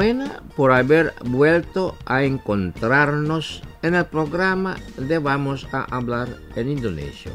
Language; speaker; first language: Spanish; non-native, fluent; Indonesian